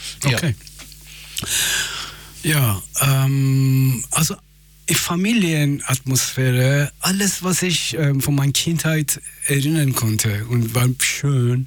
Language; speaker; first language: German; non-native, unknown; Persian